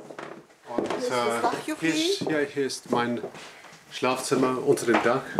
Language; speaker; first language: German; non-native, fluent; English